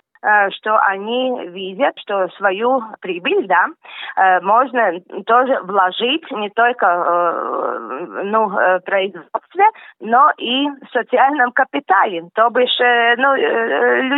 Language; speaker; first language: Russian; non-native, local second language; Latvian